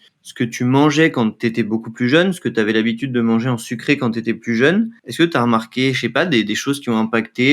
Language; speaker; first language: French; native; French